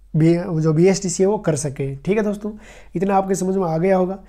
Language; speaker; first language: Hindi; native; Hindi